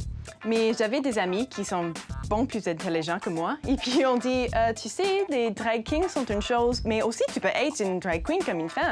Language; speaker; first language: French; non-native, local second language; English